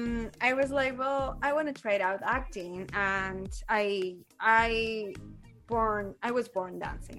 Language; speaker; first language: English; non-native, fluent; Spanish